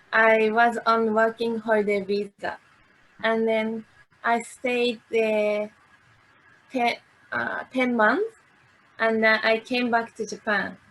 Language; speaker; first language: English; non-native, learner; Japanese